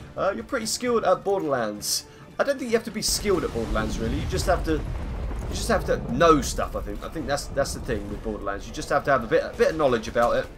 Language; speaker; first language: English; native; English